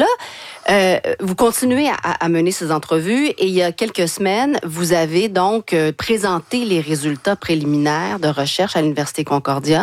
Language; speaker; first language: French; native; French